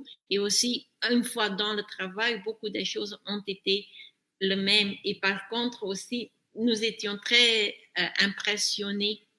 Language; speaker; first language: French; non-native, fluent; Dutch